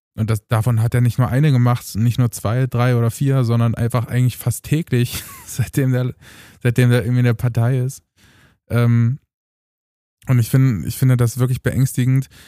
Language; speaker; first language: German; early bilingual, other home language; Romanian